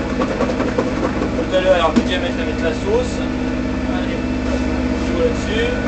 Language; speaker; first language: French; native; French